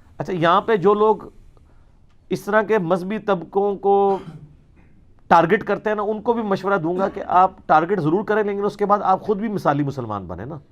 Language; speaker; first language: Urdu; non-native, local second language; Punjabi